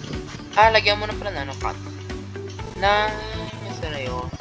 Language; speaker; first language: Filipino; native; Filipino